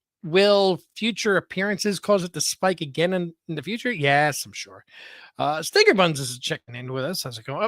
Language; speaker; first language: English; native; English